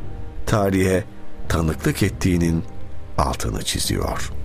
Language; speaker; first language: Turkish; native; Turkish